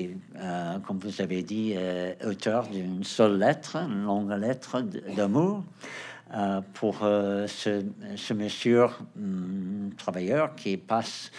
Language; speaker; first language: French; non-native, fluent; Portuguese